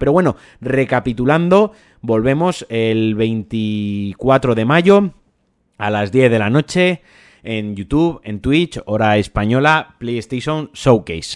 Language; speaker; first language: Spanish; native; Spanish